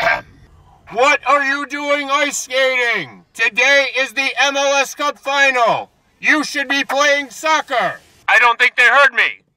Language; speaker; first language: English; native; English